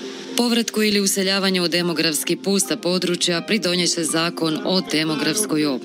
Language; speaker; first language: Croatian; native; Croatian